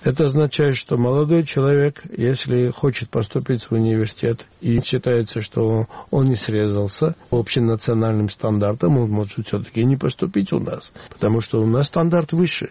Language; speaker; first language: Russian; non-native, local second language; Georgian